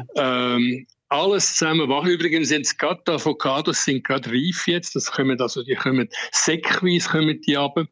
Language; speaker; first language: German; native; German